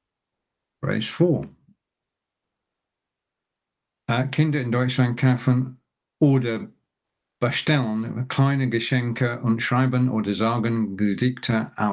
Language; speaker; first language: German; non-native, learner; English